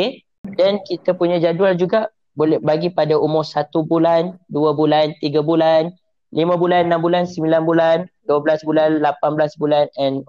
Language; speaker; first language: English; non-native, local second language; Malay